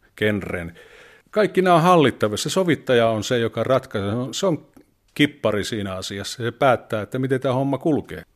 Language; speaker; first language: Finnish; native; Finnish